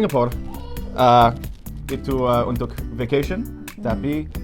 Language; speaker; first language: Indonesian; non-native, learner; English